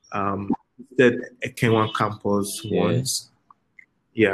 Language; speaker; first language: English; native; English